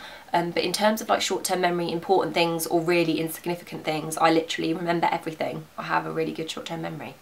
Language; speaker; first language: English; native; English